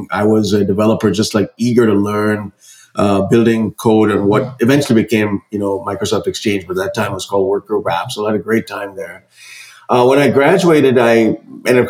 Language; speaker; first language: English; non-native, local second language; Malayalam